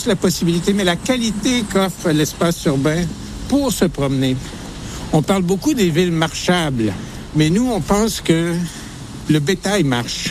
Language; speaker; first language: French; native; French